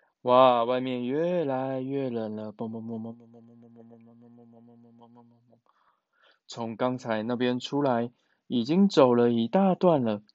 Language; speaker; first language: Chinese; native; Chinese